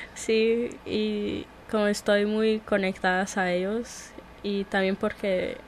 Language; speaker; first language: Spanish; early bilingual, heritage; Spanish